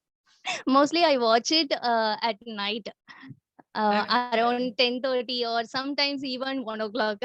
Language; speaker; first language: English; non-native, local second language; Tamil